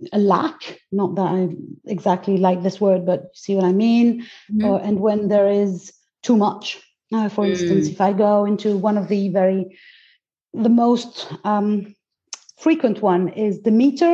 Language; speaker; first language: English; non-native, fluent; Greek